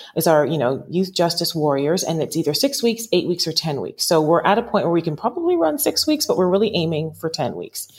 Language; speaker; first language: English; native; English